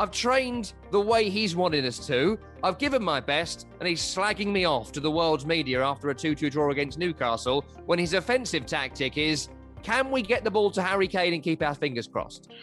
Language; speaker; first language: English; native; English